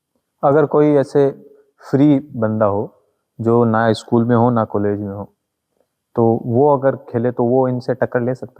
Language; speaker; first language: Hindi; native; Hindi